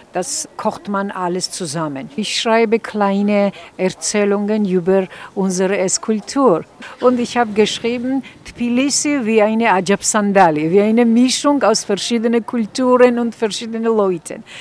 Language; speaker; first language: German; non-native, fluent; Georgian